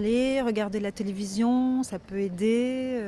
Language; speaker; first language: French; native; French